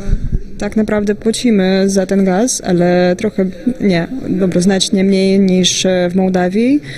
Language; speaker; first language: Polish; non-native, fluent; Russian